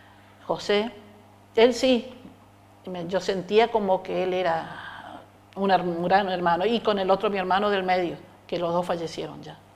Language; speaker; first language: Spanish; native; Spanish